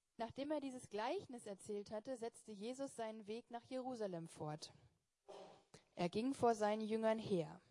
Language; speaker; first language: German; native; German